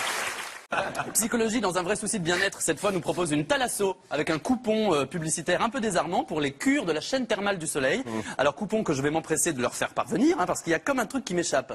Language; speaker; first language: French; native; French